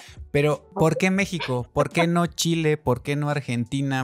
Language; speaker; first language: Spanish; native; Spanish